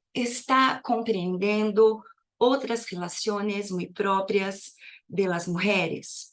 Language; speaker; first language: Spanish; non-native, fluent; Portuguese